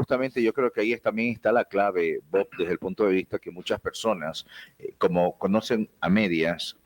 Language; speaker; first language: Spanish; native; Spanish